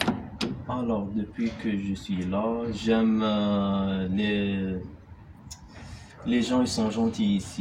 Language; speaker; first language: French; non-native, local second language; Arabic